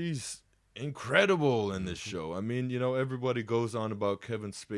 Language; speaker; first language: English; native; English